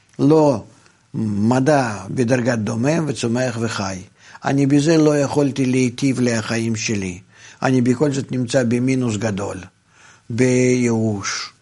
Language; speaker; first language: Hebrew; non-native, fluent; Russian